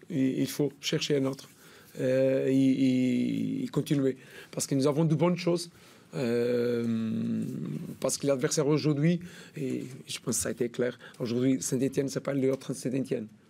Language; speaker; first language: French; non-native, learner; Portuguese